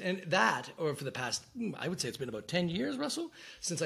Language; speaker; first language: English; native; English